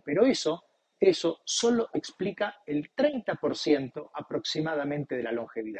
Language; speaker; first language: Spanish; native; Spanish